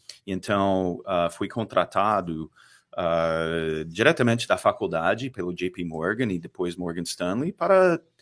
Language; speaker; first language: Portuguese; non-native, fluent; English